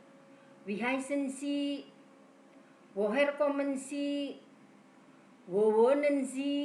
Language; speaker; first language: German; non-native, fluent; Indonesian